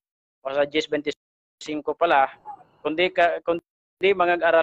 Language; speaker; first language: Filipino; native; Filipino